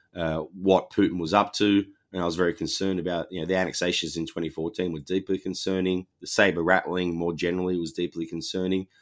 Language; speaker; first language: English; native; English